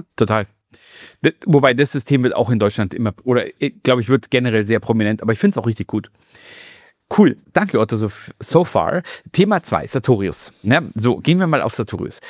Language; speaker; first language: German; native; German